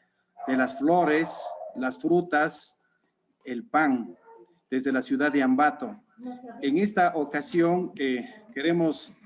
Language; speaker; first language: Spanish; native; Spanish